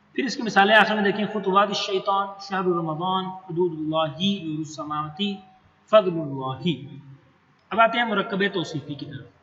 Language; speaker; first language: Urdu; non-native, local second language; Punjabi